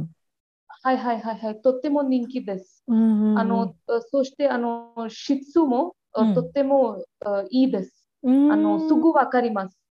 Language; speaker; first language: Japanese; non-native, learner; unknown